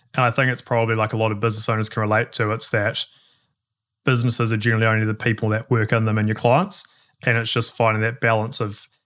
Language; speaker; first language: English; native; English